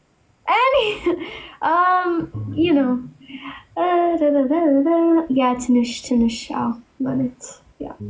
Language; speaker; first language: English; non-native, learner; Amharic